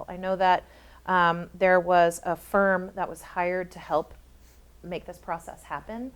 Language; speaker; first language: English; native; English